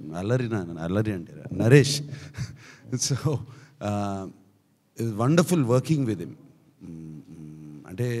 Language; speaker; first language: Telugu; native; Telugu